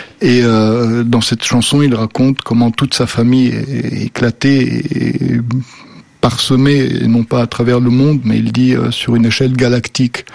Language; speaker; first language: French; early bilingual, other home language; Slovenian